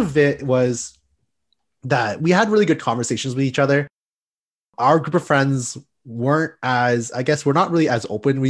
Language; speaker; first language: English; native; English